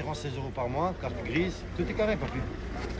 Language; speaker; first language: French; native; French